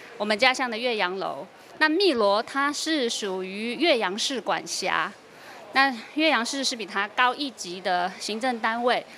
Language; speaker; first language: Chinese; native; Chinese